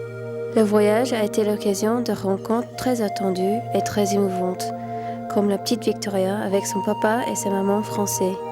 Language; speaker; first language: French; native; French